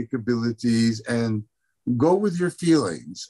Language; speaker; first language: English; native; English